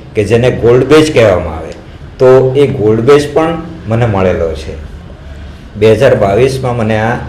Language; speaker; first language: Gujarati; non-native, local second language; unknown